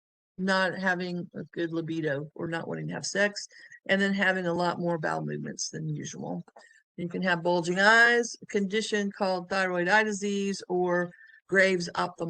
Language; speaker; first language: English; native; English